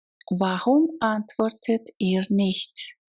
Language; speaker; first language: German; non-native, fluent; Russian